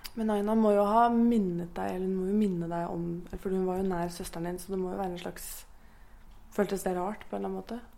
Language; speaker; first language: Norwegian; native; Norwegian